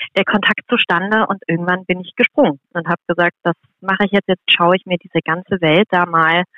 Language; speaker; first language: German; native; German